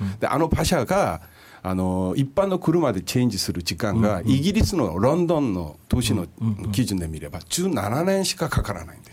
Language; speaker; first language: Japanese; non-native, fluent; Korean